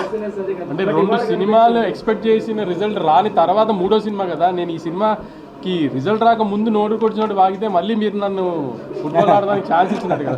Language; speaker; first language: Telugu; native; Telugu